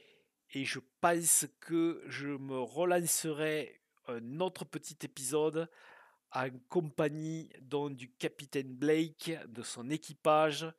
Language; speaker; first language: French; native; French